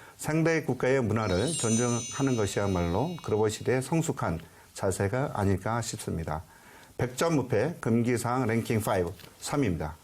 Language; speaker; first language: Korean; native; Korean